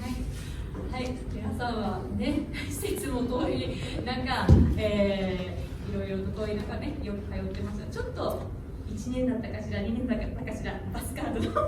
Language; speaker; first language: Japanese; native; Japanese